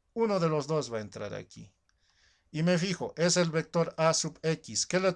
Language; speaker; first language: Spanish; native; Spanish